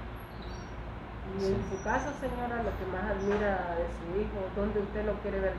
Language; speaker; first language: Spanish; native; Spanish